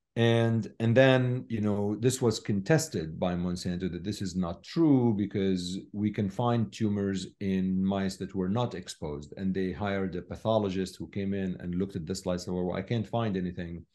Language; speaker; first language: English; non-native, fluent; Arabic